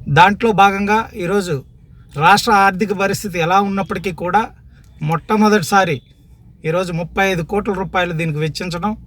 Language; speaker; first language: Telugu; native; Telugu